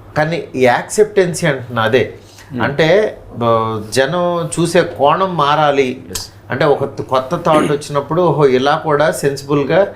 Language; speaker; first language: Telugu; native; Telugu